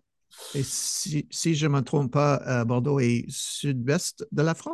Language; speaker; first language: French; non-native, fluent; English